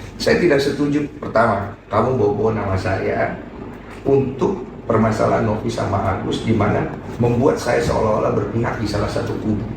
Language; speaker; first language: Indonesian; native; Indonesian